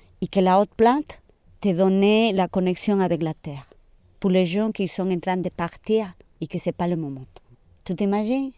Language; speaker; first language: French; non-native, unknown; Spanish